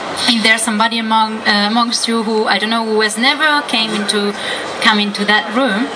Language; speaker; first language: English; non-native, fluent; Italian